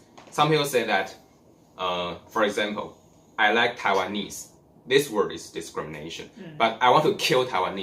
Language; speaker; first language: English; non-native, learner; Chinese